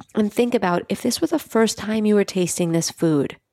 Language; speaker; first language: English; native; English